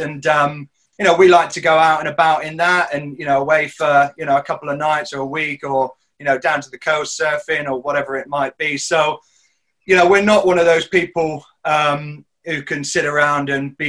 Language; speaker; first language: English; native; English